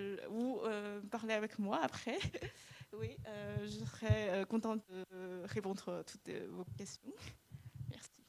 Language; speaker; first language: French; non-native, fluent; Chinese